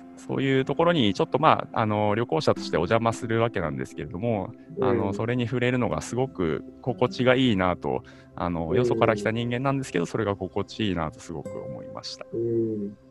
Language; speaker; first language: Japanese; native; Japanese